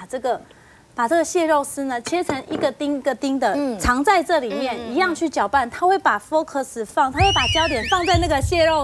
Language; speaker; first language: Chinese; native; Chinese